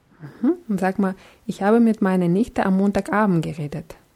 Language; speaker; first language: German; non-native, fluent; Russian